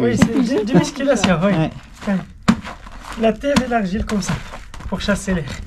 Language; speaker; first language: French; non-native, local second language; Arabic